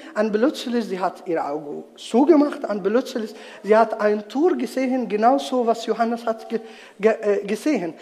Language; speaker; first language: German; non-native, learner; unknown